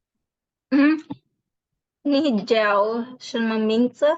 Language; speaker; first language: Chinese; non-native, learner; Indonesian